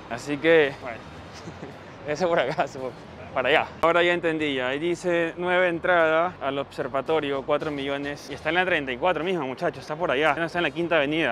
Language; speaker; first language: Spanish; native; Spanish